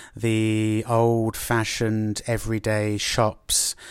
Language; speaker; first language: English; native; English